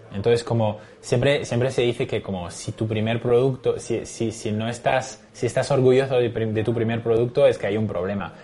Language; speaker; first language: Spanish; non-native, fluent; French